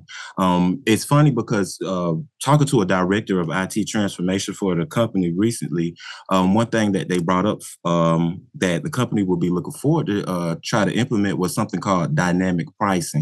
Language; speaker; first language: English; native; English